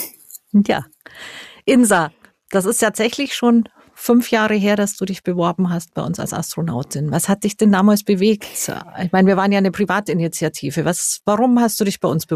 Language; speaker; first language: German; native; German